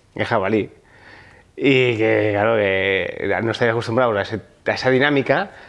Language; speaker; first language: Spanish; non-native, local second language; Occitan